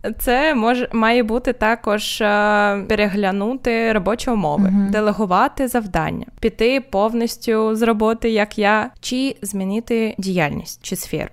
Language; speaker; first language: Ukrainian; non-native, local second language; Russian